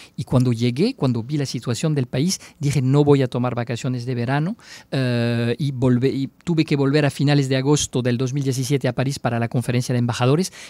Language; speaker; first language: Spanish; non-native, fluent; French